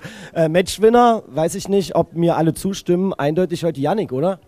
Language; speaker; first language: German; native; German